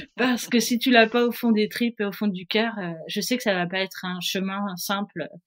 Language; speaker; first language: French; native; French